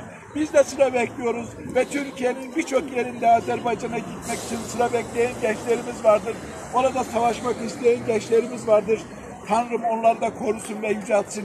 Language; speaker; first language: Turkish; early bilingual, heritage; Turkish